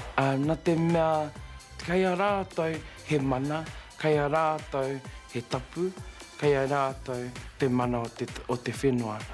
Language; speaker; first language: Māori; native; Māori